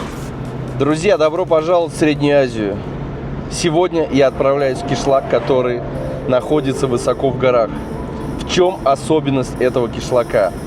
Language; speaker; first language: Russian; native; Russian